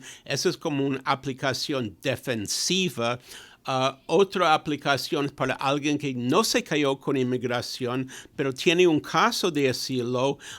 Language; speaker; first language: Spanish; non-native, fluent; English